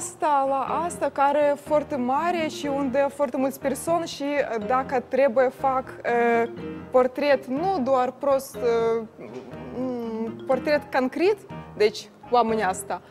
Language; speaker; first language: Romanian; non-native, learner; Russian